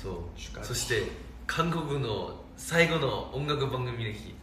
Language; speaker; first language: Japanese; non-native, fluent; Chinese